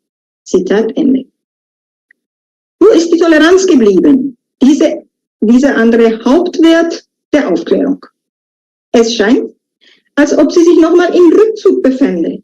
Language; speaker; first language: German; non-native, fluent; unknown